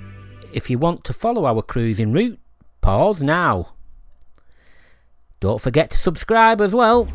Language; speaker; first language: English; native; English